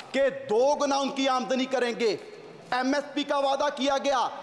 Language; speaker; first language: Hindi; native; Hindi